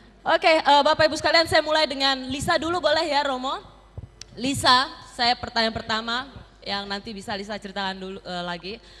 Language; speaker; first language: Indonesian; native; Indonesian